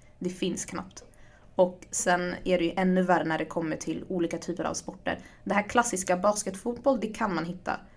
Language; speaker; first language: Swedish; early bilingual, other home language; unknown